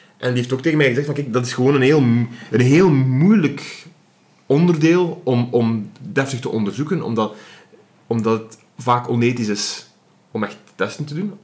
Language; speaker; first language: Dutch; native; Dutch